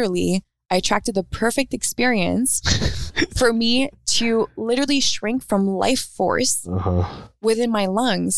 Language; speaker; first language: English; native; English